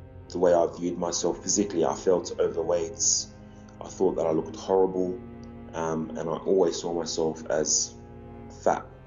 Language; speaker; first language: English; early bilingual, other home language; Arabic